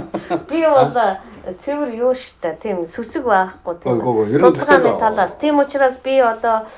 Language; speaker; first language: Mongolian; non-native, fluent; Russian